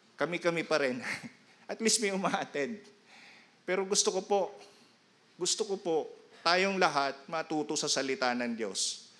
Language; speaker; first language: Filipino; non-native, local second language; Bikol